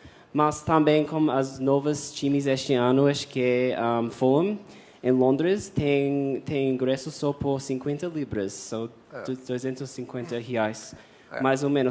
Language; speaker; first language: Portuguese; non-native, fluent; English